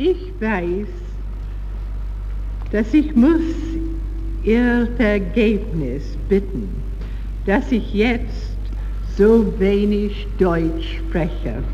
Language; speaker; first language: German; non-native, learner; English